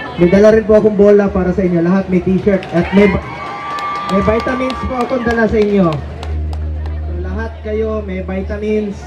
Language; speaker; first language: Filipino; non-native, local second language; Cebuano